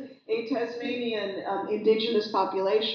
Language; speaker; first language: English; native; English